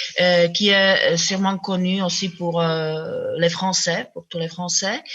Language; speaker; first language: French; non-native, fluent; Czech